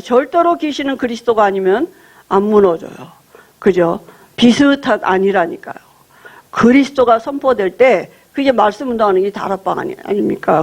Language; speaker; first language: Korean; native; Korean